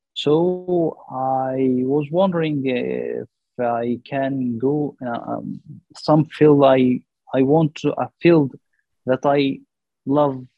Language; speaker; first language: English; non-native, learner; Arabic